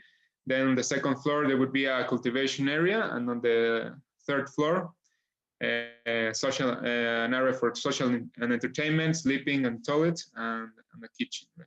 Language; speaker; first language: English; non-native, fluent; Spanish